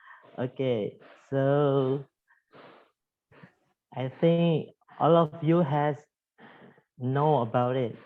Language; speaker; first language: English; non-native, fluent; Indonesian